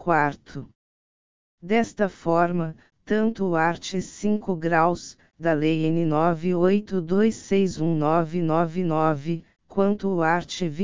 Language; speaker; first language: Portuguese; native; Portuguese